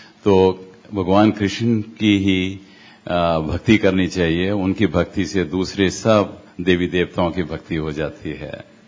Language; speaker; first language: Hindi; non-native, local second language; Punjabi